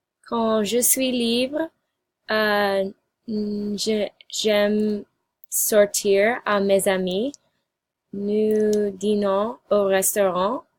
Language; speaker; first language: French; non-native, learner; English